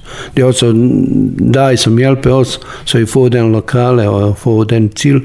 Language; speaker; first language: Danish; non-native, learner; Bosnian